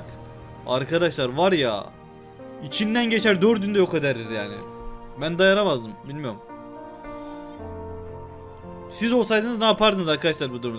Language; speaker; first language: Turkish; native; Turkish